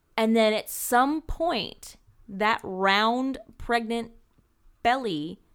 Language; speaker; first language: English; native; English